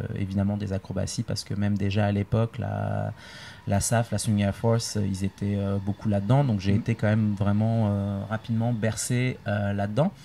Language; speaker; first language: French; native; French